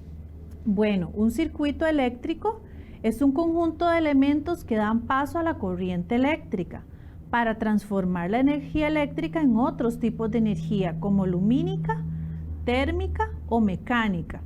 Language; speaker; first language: Spanish; native; Spanish